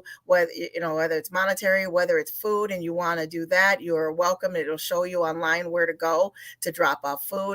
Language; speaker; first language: English; native; English